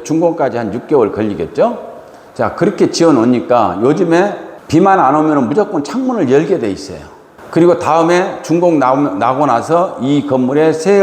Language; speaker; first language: Korean; native; Korean